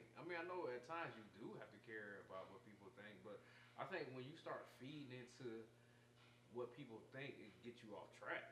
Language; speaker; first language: English; native; English